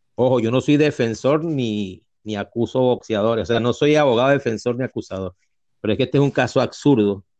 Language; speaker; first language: Spanish; native; Spanish